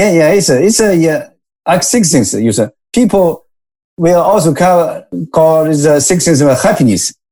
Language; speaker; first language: English; non-native, learner; Japanese